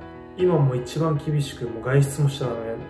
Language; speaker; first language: Japanese; native; Japanese